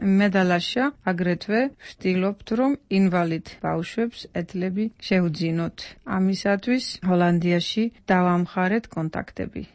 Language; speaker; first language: Georgian; non-native, fluent; Dutch